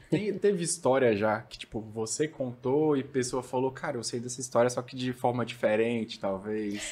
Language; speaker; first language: Portuguese; native; Portuguese